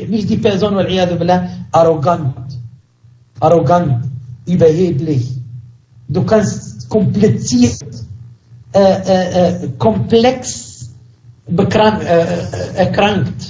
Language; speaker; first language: German; non-native, fluent; Arabic